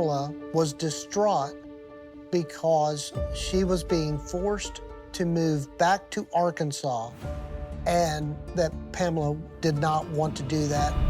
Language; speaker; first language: English; native; English